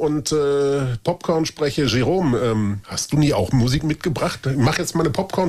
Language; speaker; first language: German; native; German